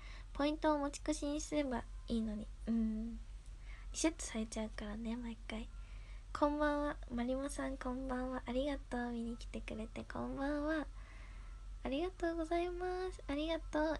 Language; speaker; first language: Japanese; native; Japanese